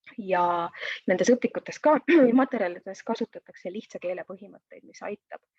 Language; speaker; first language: Estonian; native; Estonian